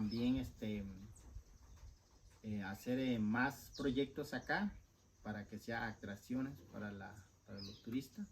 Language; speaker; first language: Spanish; non-native, local second language; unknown